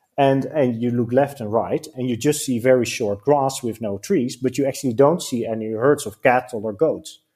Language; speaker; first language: English; non-native, fluent; Dutch